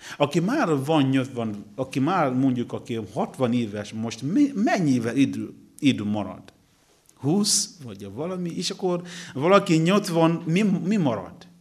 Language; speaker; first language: Hungarian; non-native, learner; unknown